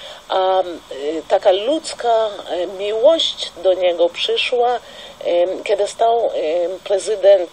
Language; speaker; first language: Polish; non-native, fluent; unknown